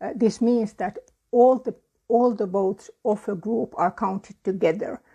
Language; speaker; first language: English; non-native, fluent; Finnish